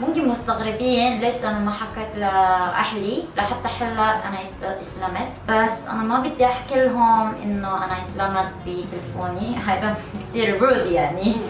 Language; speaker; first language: Arabic; non-native, learner; Korean